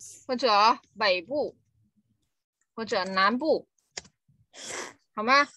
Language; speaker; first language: Chinese; non-native, fluent; Vietnamese